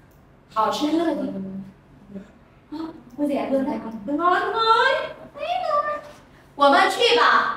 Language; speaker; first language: Vietnamese; native; Vietnamese